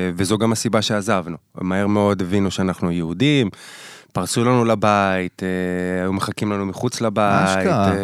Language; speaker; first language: Hebrew; early bilingual, other home language; Spanish